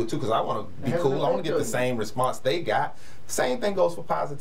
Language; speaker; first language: English; native; English